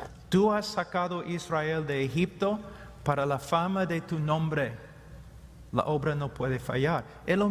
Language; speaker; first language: Spanish; non-native, fluent; English